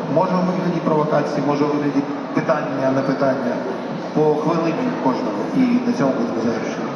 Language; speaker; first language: Ukrainian; native; Ukrainian